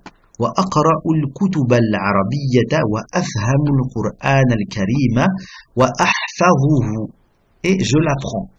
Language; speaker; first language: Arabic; non-native, fluent; French